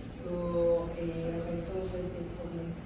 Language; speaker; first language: French; non-native, learner; Spanish